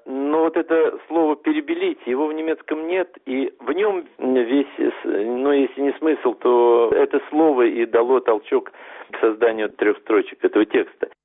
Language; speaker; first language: Russian; non-native, local second language; German